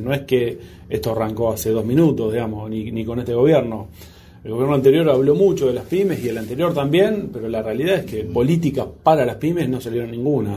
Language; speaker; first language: Spanish; native; Spanish